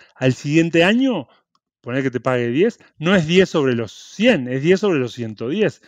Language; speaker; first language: Spanish; native; Spanish